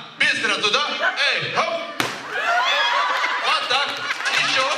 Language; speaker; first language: Russian; non-native, learner; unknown